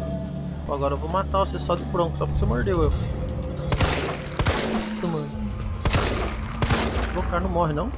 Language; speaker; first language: Portuguese; native; Portuguese